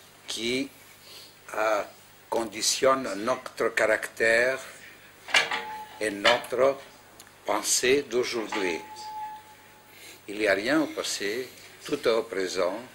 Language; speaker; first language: French; non-native, fluent; Greek